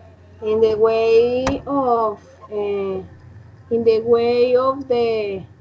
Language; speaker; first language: English; non-native, learner; Spanish